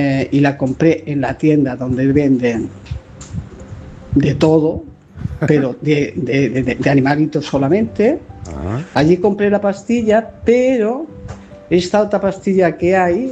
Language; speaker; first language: Spanish; native; Spanish